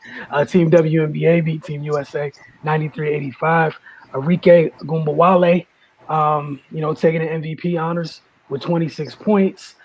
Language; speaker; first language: English; native; English